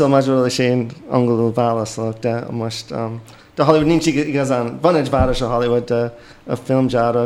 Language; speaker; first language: Hungarian; early bilingual, heritage; English